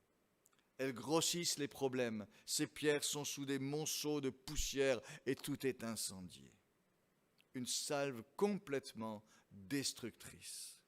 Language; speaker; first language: French; native; French